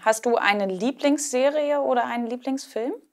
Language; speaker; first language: German; native; German